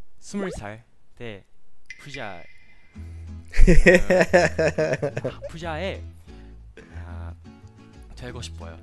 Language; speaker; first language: Korean; non-native, learner; Japanese